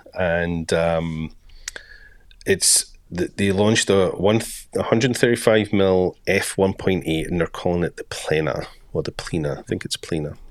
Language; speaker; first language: English; native; English